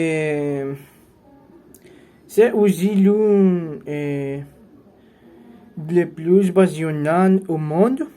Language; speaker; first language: French; non-native, learner; Spanish